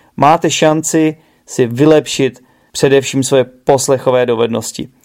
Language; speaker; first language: Czech; native; Czech